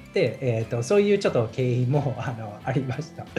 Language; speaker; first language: Japanese; non-native, fluent; English